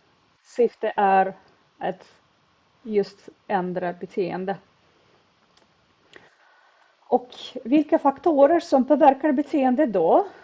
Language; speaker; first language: Swedish; non-native, fluent; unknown